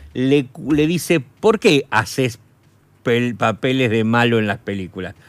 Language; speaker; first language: Spanish; native; Spanish